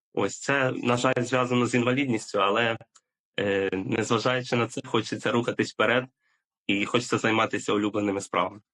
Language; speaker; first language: Ukrainian; native; Ukrainian